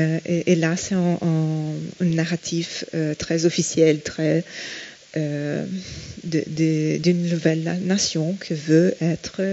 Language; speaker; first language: French; non-native, fluent; Portuguese